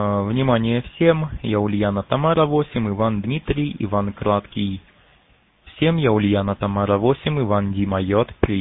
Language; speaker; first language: Russian; native; Russian